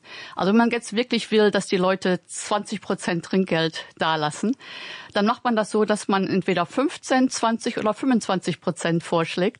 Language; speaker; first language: German; native; German